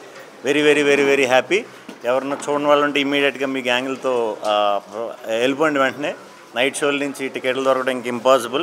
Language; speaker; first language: Telugu; native; Telugu